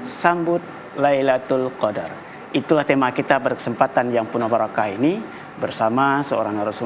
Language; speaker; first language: Indonesian; native; Indonesian